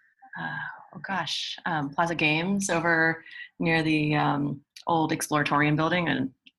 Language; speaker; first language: English; native; English